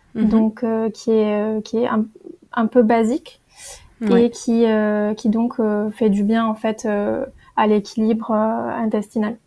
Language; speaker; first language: French; native; French